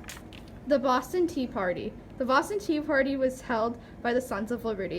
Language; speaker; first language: English; native; English